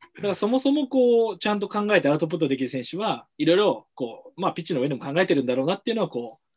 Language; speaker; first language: Japanese; native; Japanese